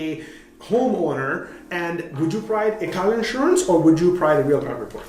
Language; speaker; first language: English; non-native, fluent; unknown